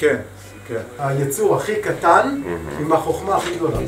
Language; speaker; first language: Hebrew; native; Hebrew